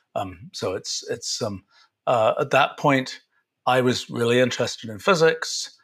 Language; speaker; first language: English; native; English